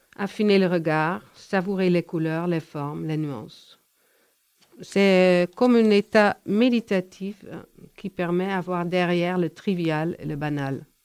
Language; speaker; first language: French; non-native, fluent; Dutch